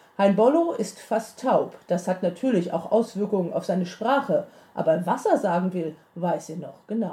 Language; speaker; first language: German; native; German